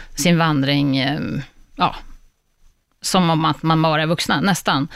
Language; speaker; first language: Swedish; native; Swedish